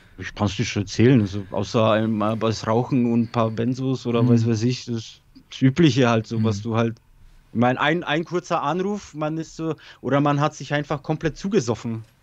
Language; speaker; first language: German; early bilingual, other home language; Polish